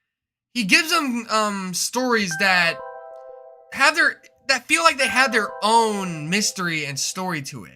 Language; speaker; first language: English; native; English